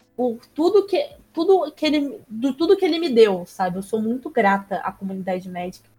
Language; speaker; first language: Portuguese; native; Portuguese